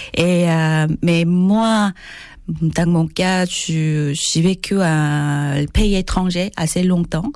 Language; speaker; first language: French; non-native, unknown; Korean